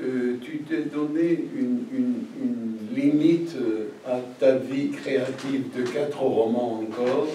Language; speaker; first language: French; non-native, fluent; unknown